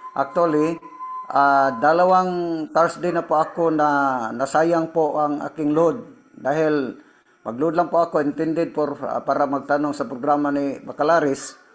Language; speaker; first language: Filipino; non-native, local second language; Cebuano